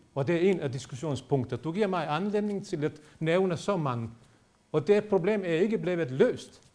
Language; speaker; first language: Danish; non-native, fluent; Bosnian